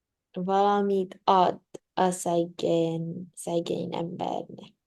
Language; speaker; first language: Hungarian; non-native, learner; English